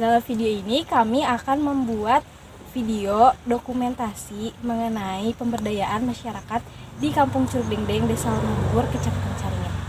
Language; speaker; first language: Indonesian; native; Indonesian